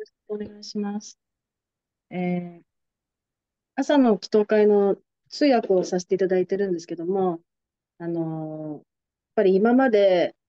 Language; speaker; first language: Japanese; native; Japanese